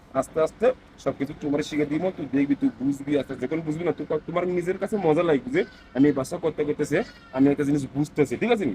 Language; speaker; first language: Bangla; non-native, fluent; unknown